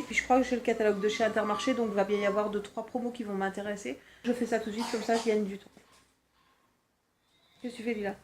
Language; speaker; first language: French; native; French